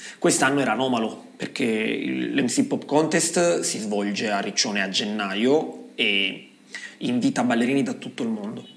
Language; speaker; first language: Italian; native; Italian